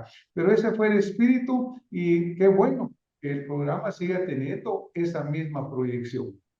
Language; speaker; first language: Spanish; native; Spanish